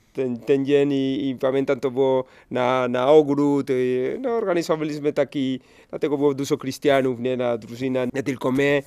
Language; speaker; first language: Polish; non-native, learner; Spanish